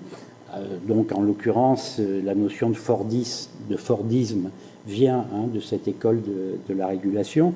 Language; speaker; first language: French; native; French